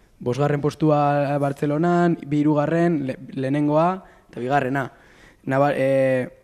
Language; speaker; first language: Basque; native; Basque